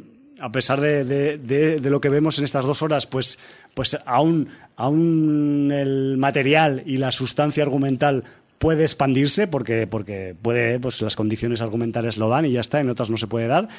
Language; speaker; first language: Spanish; native; Spanish